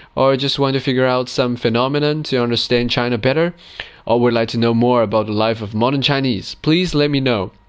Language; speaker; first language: English; non-native, fluent; Chinese